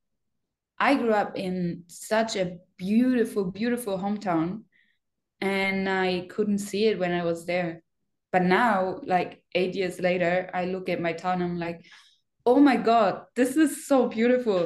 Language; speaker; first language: English; non-native, fluent; German